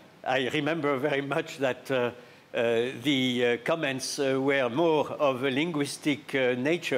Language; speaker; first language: English; non-native, fluent; French